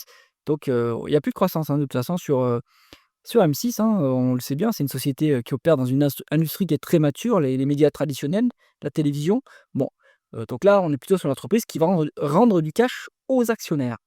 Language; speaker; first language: French; native; French